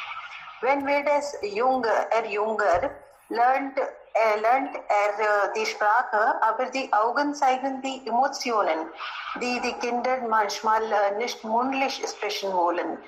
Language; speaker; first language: German; non-native, learner; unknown